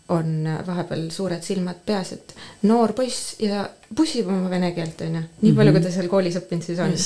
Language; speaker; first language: Estonian; non-native, local second language; Russian